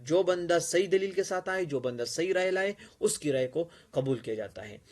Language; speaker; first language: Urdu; non-native, local second language; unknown